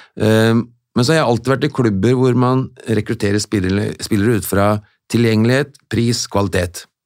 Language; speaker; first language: Norwegian; native; Norwegian